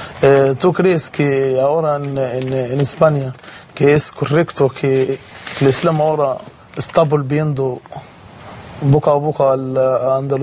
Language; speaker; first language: Spanish; non-native, fluent; Arabic